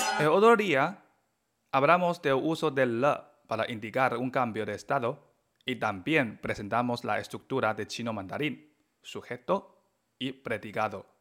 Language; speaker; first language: Spanish; non-native, fluent; Chinese